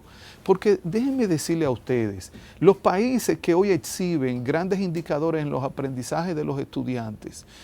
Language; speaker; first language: Spanish; native; Spanish